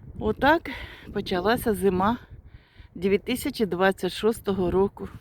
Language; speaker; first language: Ukrainian; native; Ukrainian